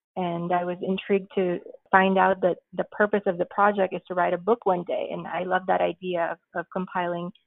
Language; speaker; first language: English; early bilingual, other home language; Filipino